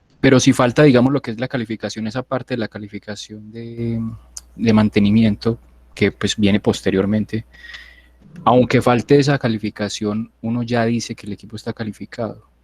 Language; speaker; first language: Spanish; native; Spanish